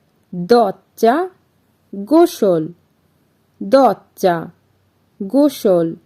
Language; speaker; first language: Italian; non-native, fluent; Bangla